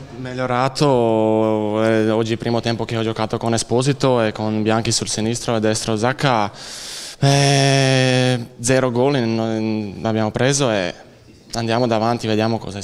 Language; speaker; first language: Italian; non-native, learner; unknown